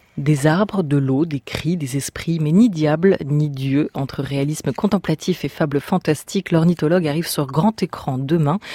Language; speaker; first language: French; native; French